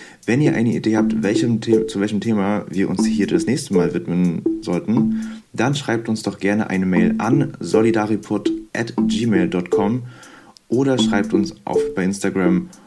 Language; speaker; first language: German; native; German